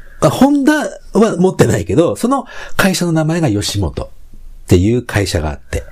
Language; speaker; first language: Japanese; native; Japanese